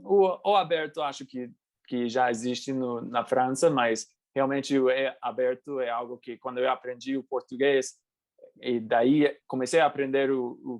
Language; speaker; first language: Portuguese; non-native, fluent; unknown